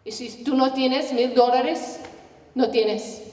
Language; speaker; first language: Spanish; non-native, learner; English